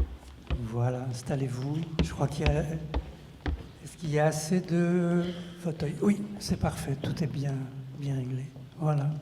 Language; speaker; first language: French; native; French